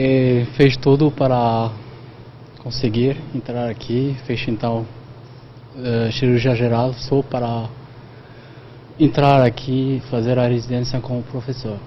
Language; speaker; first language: Portuguese; non-native, fluent; Arabic